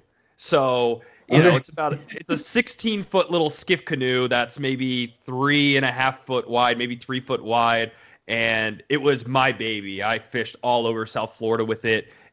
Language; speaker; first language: English; native; English